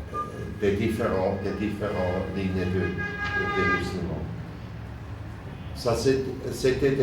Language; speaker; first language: French; non-native, learner; German